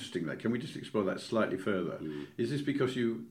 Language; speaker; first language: English; native; English